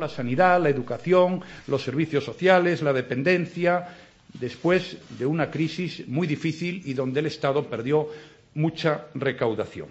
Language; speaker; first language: Spanish; native; Spanish